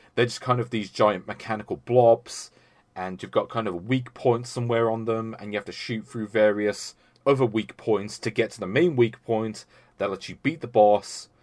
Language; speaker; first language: English; native; English